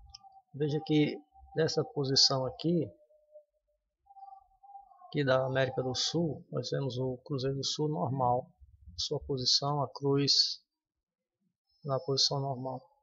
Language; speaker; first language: Portuguese; native; Portuguese